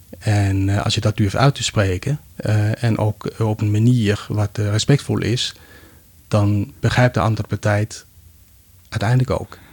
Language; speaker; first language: Dutch; non-native, fluent; Danish